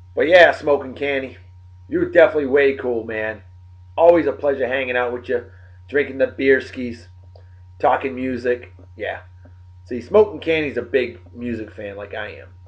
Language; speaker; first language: English; native; English